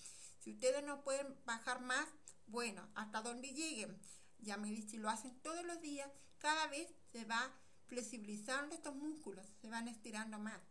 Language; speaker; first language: Spanish; native; Spanish